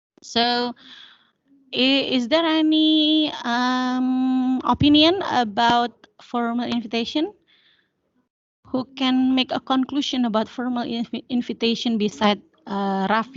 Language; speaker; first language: English; non-native, learner; Indonesian